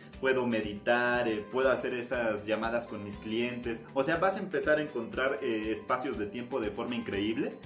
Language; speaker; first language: Spanish; native; Spanish